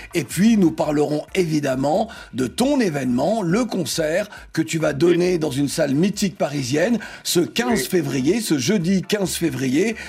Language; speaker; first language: French; native; French